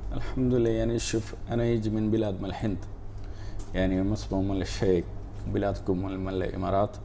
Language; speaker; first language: Arabic; non-native, learner; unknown